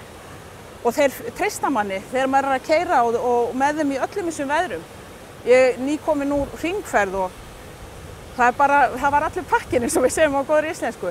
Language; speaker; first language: Icelandic; native; Icelandic